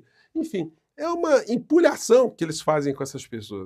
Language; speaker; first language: Portuguese; native; Portuguese